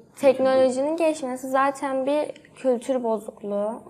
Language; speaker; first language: Turkish; native; Turkish